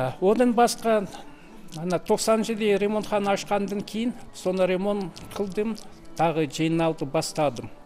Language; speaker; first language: Kazakh; non-native, local second language; Russian